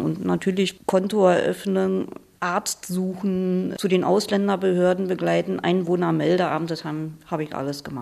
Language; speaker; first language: German; native; German